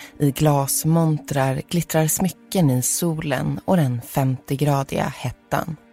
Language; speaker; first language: Swedish; native; Swedish